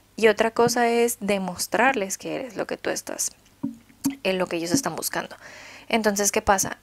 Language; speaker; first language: Spanish; native; Spanish